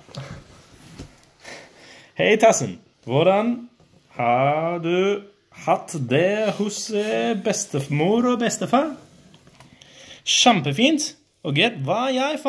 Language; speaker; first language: Norwegian; non-native, learner; English